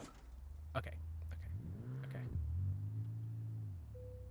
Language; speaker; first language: English; native; English